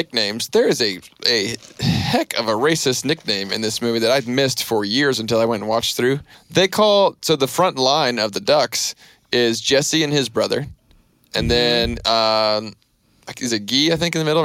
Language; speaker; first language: English; native; English